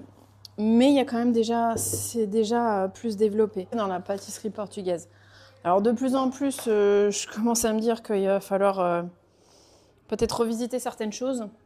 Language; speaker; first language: French; early bilingual, other home language; Portuguese